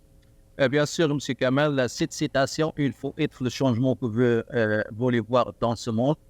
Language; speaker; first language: French; non-native, learner; Arabic